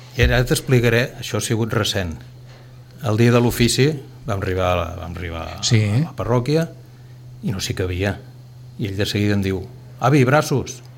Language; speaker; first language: Catalan; native; Catalan